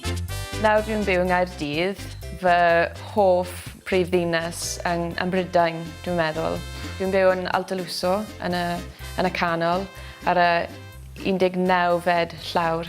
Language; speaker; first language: Welsh; non-native, local second language; English